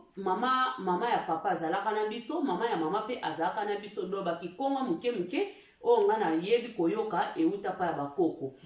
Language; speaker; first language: Lingala; early bilingual, heritage; Lingala